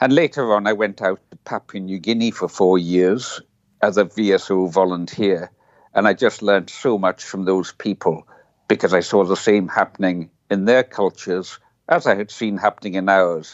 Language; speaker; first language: English; native; English